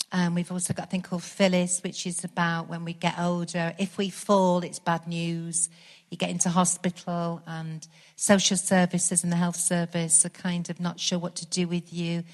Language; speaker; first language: English; native; English